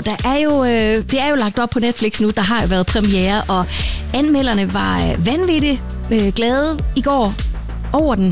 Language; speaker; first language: Danish; native; Danish